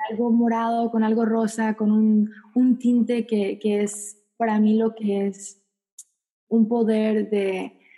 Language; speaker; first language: Spanish; early bilingual, heritage; Spanish